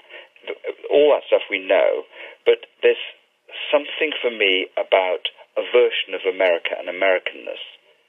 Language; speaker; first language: English; native; English